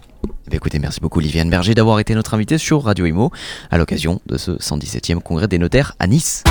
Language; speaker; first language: French; native; French